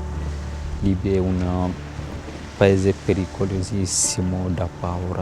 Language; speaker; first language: Italian; non-native, fluent; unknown